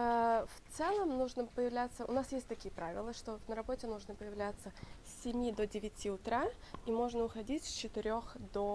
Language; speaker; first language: Russian; native; Russian